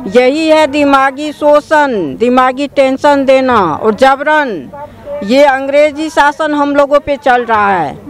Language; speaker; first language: Hindi; native; Hindi